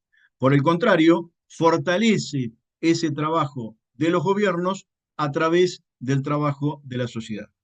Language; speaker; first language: Spanish; native; Spanish